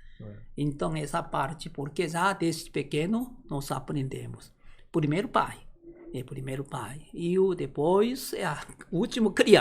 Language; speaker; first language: Portuguese; non-native, learner; Korean